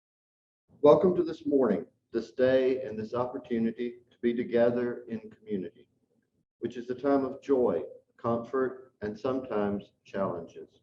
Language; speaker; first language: English; native; English